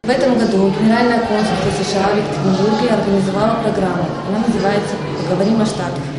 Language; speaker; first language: Russian; native; Russian